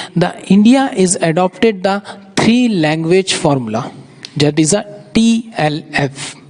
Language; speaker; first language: English; non-native, local second language; Urdu